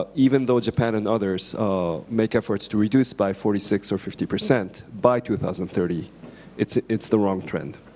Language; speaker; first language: English; non-native, fluent; Japanese